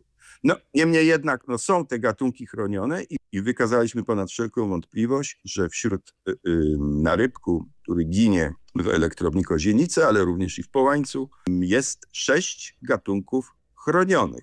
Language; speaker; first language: Polish; native; Polish